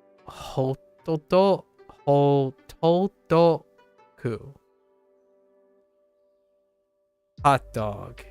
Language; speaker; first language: Japanese; non-native, learner; English